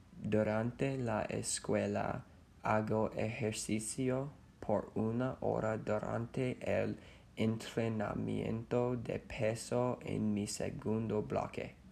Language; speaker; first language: Spanish; non-native, learner; English